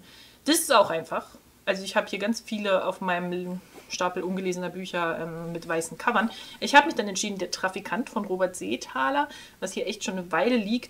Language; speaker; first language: German; native; German